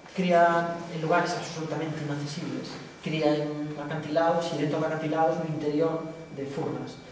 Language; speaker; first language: Spanish; non-native, local second language; Galician